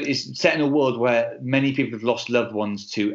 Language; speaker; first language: English; native; English